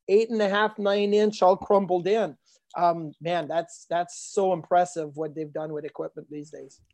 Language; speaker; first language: English; native; English